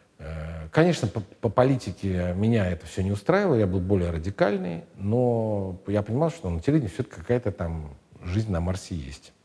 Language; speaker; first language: Russian; native; Russian